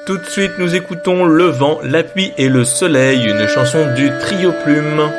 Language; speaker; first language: French; native; French